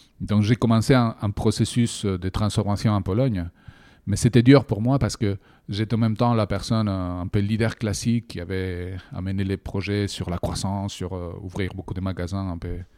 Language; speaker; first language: French; non-native, fluent; Spanish